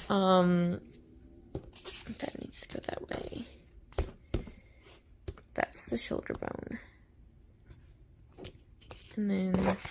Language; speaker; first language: English; native; English